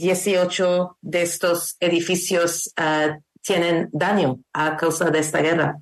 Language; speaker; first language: Spanish; non-native, learner; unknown